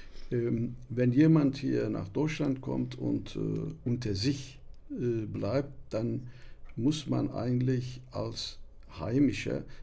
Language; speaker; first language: German; non-native, fluent; Turkish